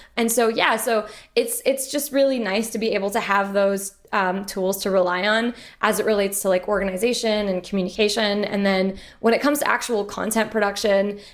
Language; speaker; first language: English; native; English